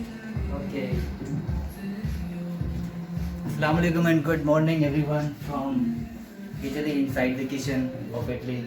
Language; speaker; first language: English; non-native, local second language; Urdu